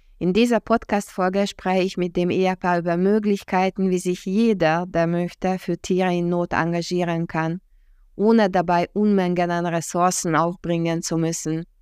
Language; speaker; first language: German; non-native, fluent; Hungarian